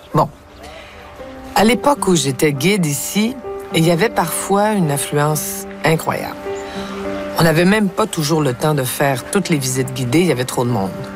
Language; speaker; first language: French; native; French